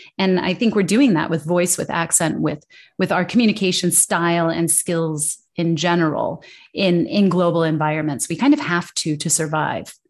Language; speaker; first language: English; native; English